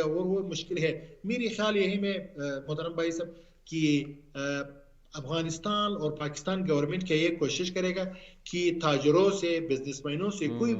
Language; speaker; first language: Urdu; non-native, learner; Pashto